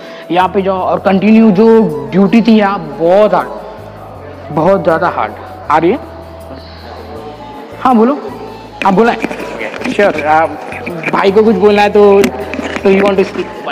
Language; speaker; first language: Hindi; native; Hindi